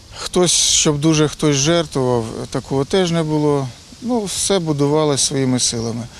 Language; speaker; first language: Ukrainian; native; Ukrainian